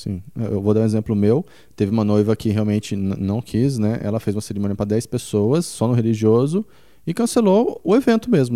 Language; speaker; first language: Portuguese; native; Portuguese